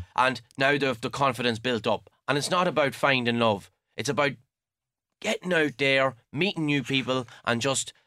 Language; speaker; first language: English; native; English